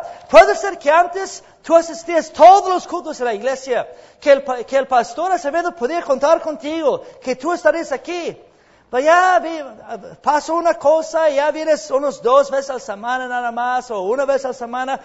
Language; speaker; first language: Spanish; non-native, fluent; English